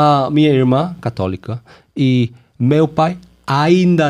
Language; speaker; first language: Portuguese; non-native, learner; Korean